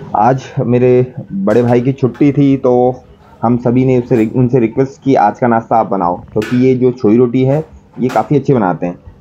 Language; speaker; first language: Hindi; non-native, local second language; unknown